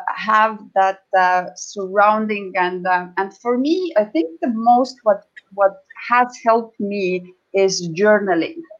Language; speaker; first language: English; non-native, fluent; Estonian